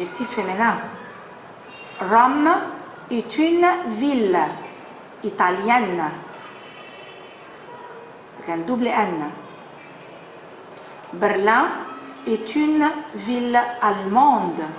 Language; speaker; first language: French; non-native, fluent; Arabic